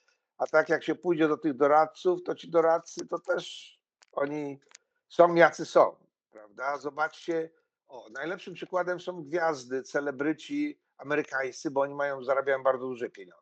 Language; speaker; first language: Polish; native; Polish